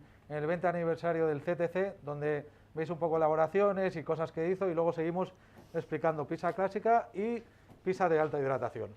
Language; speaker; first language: Spanish; native; Spanish